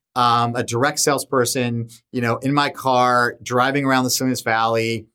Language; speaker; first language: English; native; English